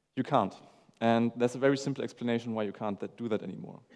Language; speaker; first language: English; non-native, fluent; German